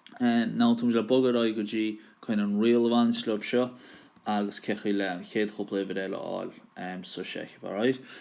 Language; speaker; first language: Irish; native; Irish